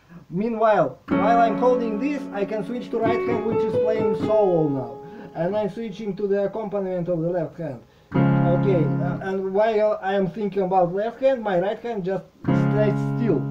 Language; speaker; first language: English; non-native, fluent; Russian